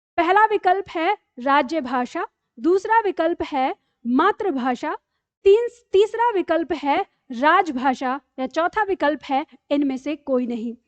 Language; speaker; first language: Hindi; native; Hindi